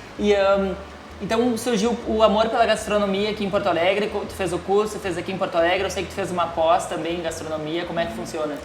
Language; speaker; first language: Portuguese; native; Portuguese